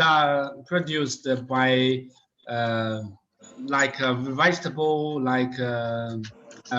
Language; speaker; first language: English; non-native, learner; Chinese